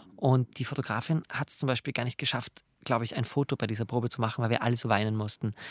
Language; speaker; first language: German; native; German